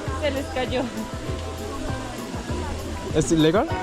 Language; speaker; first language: Spanish; native; Spanish